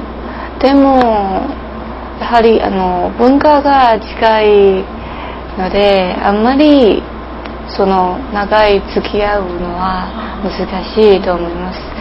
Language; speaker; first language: Japanese; non-native, learner; English